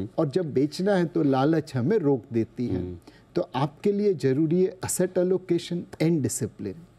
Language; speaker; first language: Hindi; non-native, local second language; Gujarati